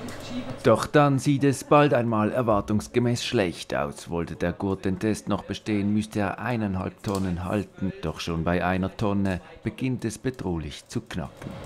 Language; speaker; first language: German; native; German